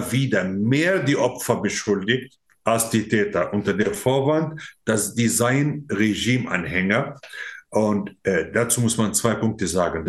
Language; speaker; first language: German; non-native, fluent; Arabic